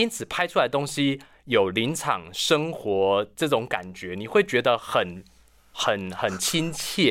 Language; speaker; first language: Chinese; native; Chinese